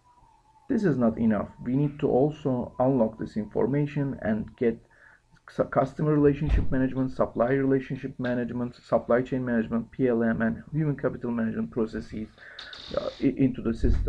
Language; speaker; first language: English; non-native, fluent; Turkish